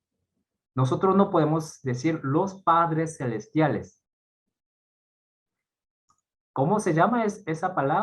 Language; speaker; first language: Spanish; non-native, fluent; Korean